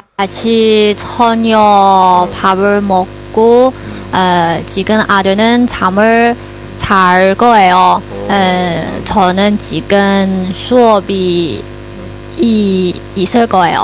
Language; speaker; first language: Korean; non-native, learner; Chinese